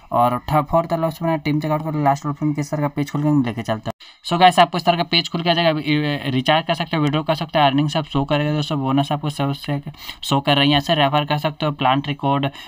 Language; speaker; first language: Hindi; native; Hindi